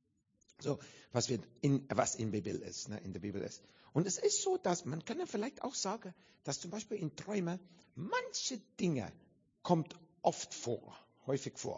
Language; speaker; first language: German; non-native, fluent; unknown